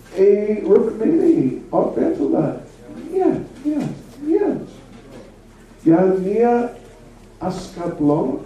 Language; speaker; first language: Russian; non-native, learner; English